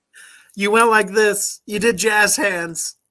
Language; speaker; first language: English; native; English